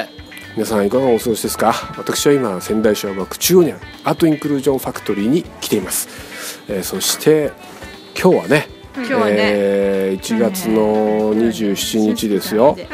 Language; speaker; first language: Japanese; native; Japanese